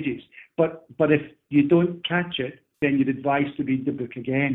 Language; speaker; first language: English; native; English